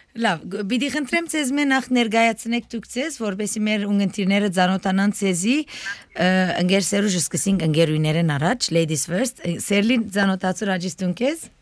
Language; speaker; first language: Armenian; early bilingual, heritage; Armenian